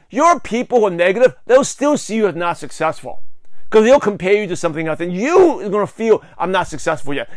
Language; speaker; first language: English; native; English